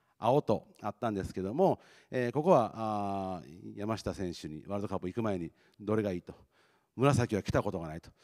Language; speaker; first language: Japanese; native; Japanese